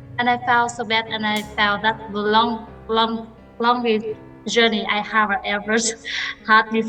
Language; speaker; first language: English; non-native, learner; Vietnamese